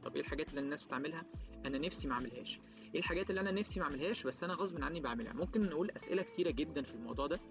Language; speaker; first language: Arabic; native; Arabic